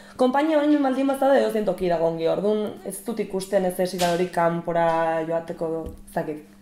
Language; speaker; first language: Basque; native; Basque